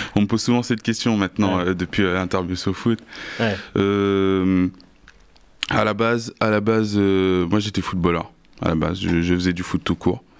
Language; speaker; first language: French; native; French